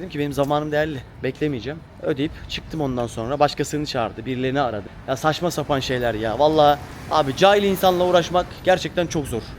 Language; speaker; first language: Turkish; native; Turkish